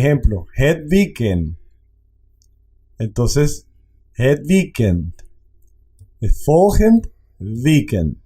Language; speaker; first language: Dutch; non-native, learner; Spanish